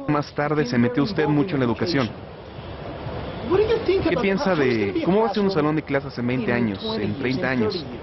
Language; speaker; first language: Spanish; native; Spanish